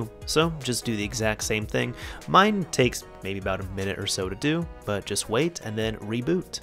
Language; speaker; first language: English; native; English